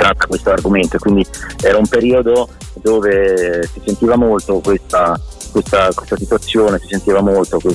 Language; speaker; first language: Italian; native; Italian